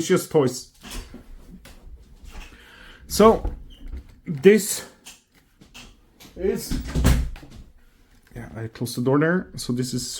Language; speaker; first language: English; non-native, fluent; Norwegian